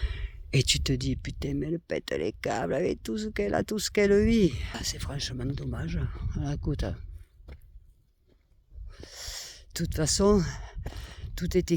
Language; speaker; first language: French; native; French